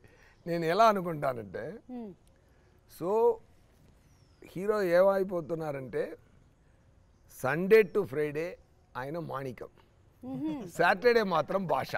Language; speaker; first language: Telugu; non-native, learner; Tamil